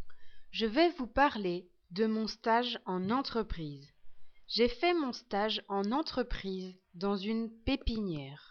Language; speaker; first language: French; non-native, learner; English